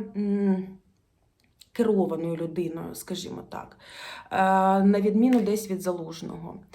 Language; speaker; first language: Ukrainian; non-native, local second language; Russian